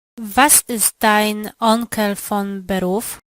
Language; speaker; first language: German; non-native, learner; Polish